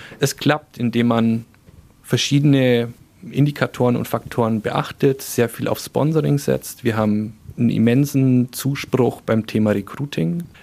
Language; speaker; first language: German; native; German